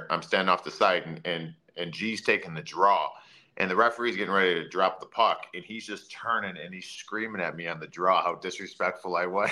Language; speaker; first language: English; native; English